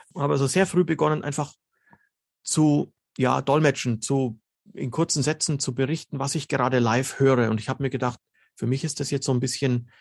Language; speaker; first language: German; early bilingual, other home language; Slovenian